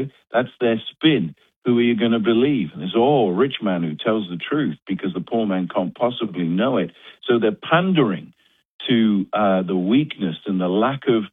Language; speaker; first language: English; native; English